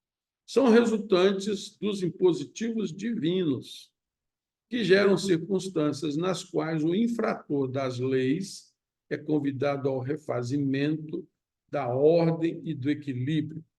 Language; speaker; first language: Portuguese; native; Portuguese